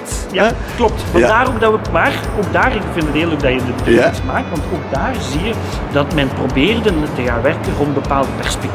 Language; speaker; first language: Dutch; native; Dutch